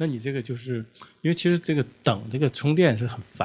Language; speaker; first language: Chinese; native; Chinese